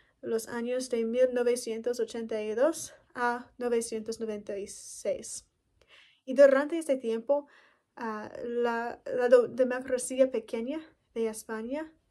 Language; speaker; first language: Spanish; non-native, learner; English